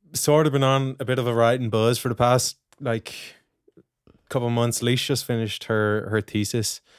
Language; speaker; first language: English; native; English